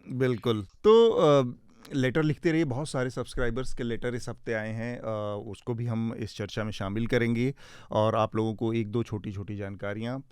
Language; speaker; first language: Hindi; native; Hindi